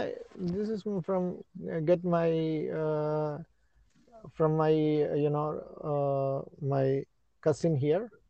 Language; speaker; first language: English; non-native, learner; Malayalam